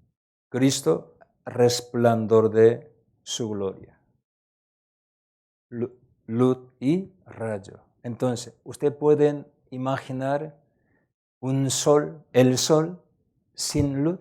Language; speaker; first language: Spanish; non-native, learner; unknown